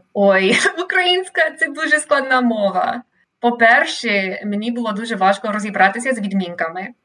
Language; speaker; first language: Ukrainian; non-native, fluent; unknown